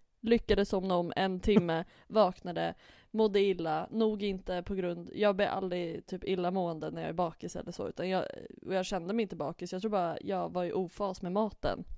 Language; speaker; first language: Swedish; native; Swedish